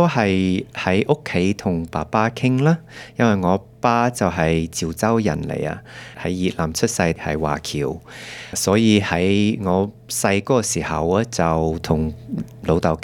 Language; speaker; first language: Chinese; early bilingual, heritage; Cantonese